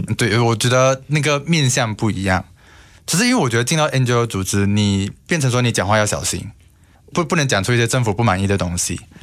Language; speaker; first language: Chinese; native; Chinese